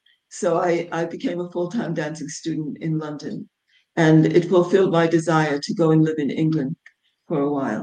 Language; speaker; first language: English; native; English